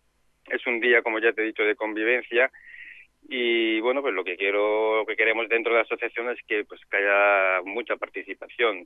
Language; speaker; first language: Spanish; native; Spanish